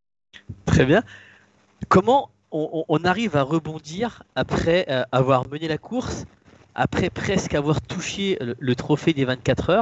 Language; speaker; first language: French; native; French